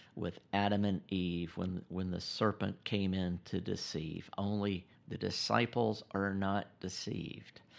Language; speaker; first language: English; native; English